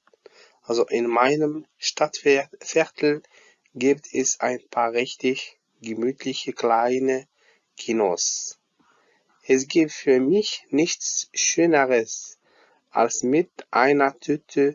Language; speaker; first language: German; non-native, fluent; Arabic